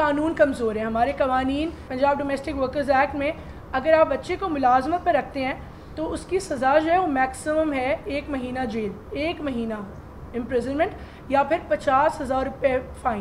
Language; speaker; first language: Urdu; native; Urdu